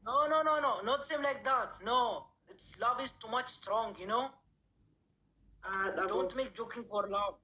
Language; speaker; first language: English; non-native, learner; Amharic